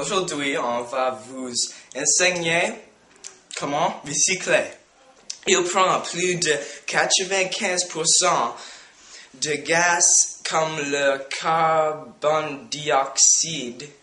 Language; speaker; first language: French; non-native, learner; English